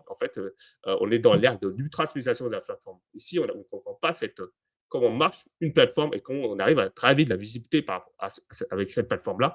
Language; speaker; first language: French; native; French